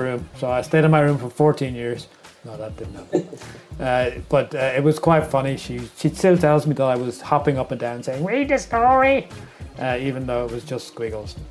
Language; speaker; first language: English; native; English